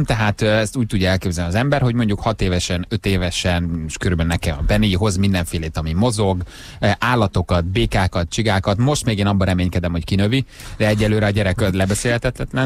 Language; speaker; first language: Hungarian; native; Hungarian